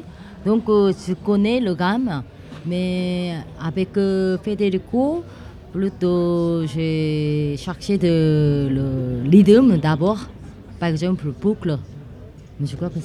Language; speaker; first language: French; non-native, learner; Korean